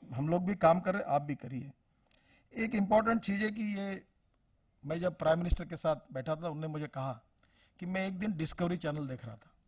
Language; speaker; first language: Hindi; non-native, local second language; Marathi